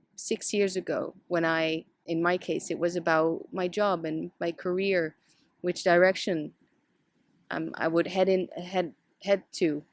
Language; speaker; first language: English; non-native, fluent; Dutch